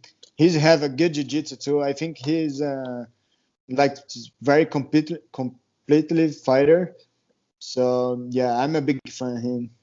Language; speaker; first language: English; non-native, learner; Portuguese